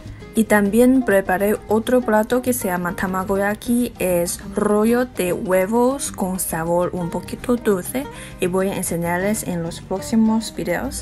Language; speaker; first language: Spanish; non-native, fluent; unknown